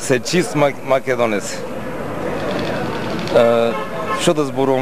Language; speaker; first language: Macedonian; early bilingual, heritage; Macedonian